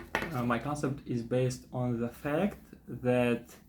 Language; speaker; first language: English; non-native, fluent; Russian